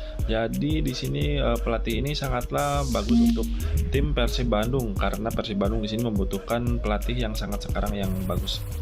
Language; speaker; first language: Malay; non-native, local second language; Sundanese